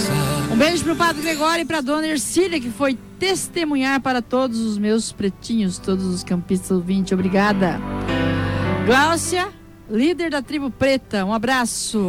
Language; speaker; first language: Portuguese; native; Portuguese